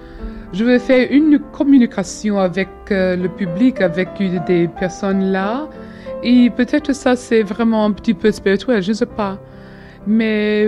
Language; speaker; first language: French; non-native, fluent; English